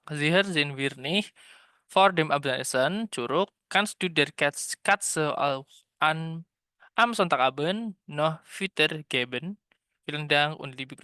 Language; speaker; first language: German; non-native, fluent; Indonesian